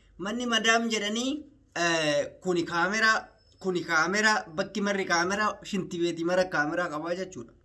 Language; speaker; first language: Oromo; native; Oromo